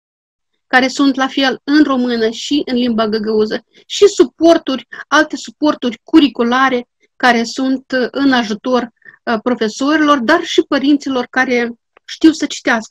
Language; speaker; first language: Romanian; non-native, local second language; Gagauz